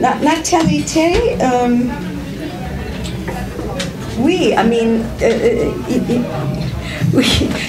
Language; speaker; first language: French; non-native, fluent; English